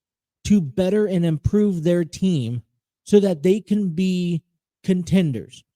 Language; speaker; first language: English; native; English